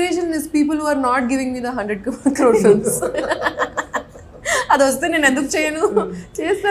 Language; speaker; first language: Telugu; non-native, local second language; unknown